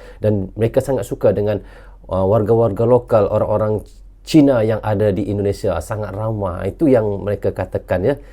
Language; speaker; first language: Malay; native; Malay